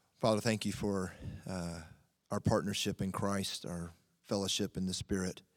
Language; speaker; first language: English; native; English